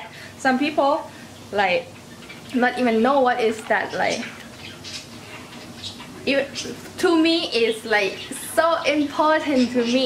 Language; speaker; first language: English; non-native, learner; Thai